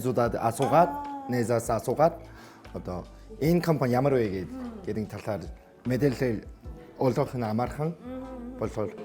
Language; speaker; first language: Mongolian; non-native, fluent; Korean